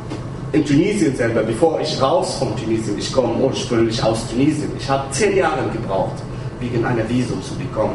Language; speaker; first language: German; non-native, fluent; Arabic